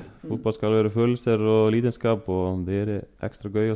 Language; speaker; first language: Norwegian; non-native, fluent; Icelandic